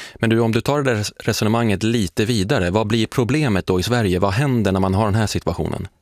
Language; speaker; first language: Swedish; native; Swedish